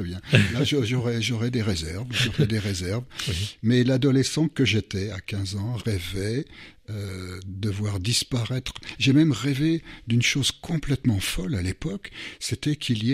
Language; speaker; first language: French; non-native, local second language; Luxembourgish